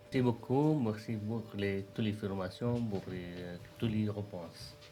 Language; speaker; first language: French; non-native, learner; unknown